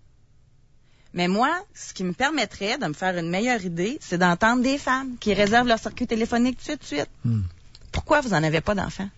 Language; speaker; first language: French; native; French